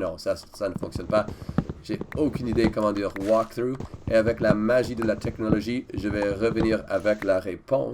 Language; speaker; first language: French; non-native, learner; English